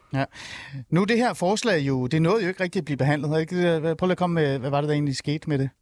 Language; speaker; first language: Danish; early bilingual, other home language; Persian